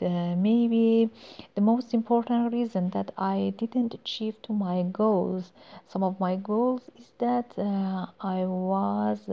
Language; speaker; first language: English; non-native, learner; Persian